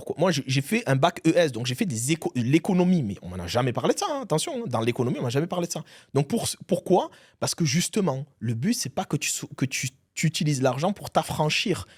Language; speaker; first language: French; early bilingual, other home language; Arabic